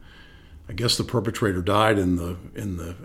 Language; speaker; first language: English; native; English